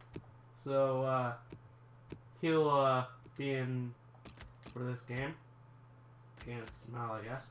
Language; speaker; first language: English; native; English